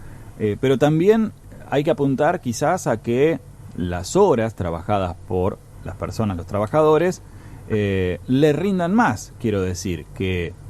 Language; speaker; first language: Spanish; native; Spanish